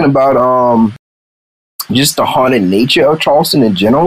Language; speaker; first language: English; native; English